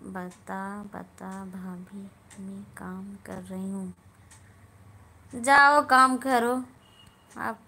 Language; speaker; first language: Hindi; native; Hindi